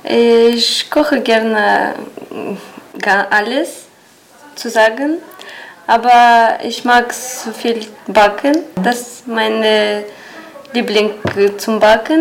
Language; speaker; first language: German; non-native, learner; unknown